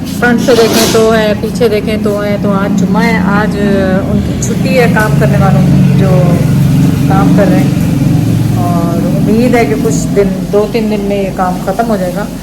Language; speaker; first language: Urdu; non-native, local second language; Punjabi